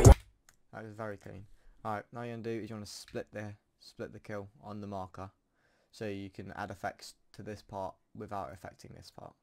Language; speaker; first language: English; native; English